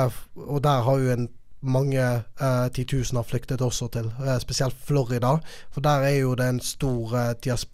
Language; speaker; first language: Norwegian; native; Norwegian